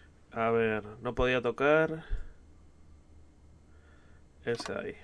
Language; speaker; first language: Spanish; native; Spanish